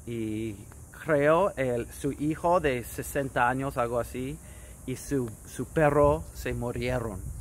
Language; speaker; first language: Spanish; non-native, fluent; English